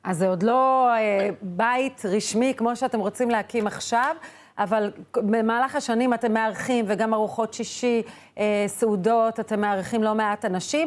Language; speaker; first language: Hebrew; native; Hebrew